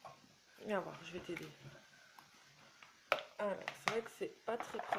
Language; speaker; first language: French; native; French